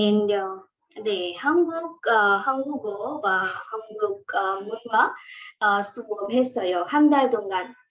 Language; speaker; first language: Korean; non-native, learner; Marathi